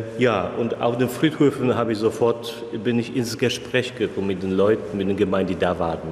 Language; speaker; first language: German; non-native, fluent; Polish